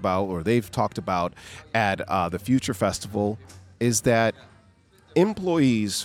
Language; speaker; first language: English; native; English